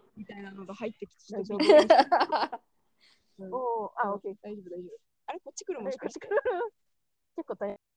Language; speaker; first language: Japanese; non-native, learner; Portuguese